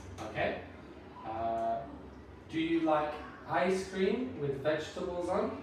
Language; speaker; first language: English; native; English